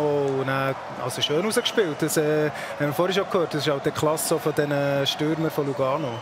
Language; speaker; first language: German; native; German